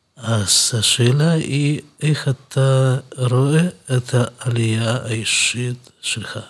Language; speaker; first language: Hebrew; non-native, fluent; Russian